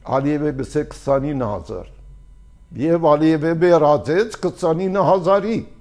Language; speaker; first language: Armenian; early bilingual, heritage; Armenian